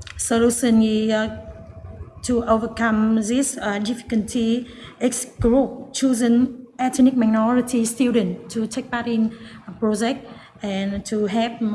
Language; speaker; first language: English; non-native, learner; Vietnamese